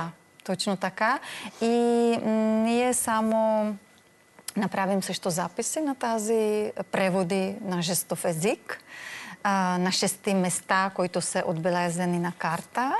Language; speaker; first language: Bulgarian; non-native, learner; Czech